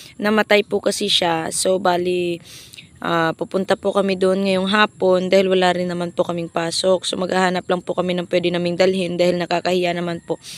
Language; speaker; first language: Filipino; native; Filipino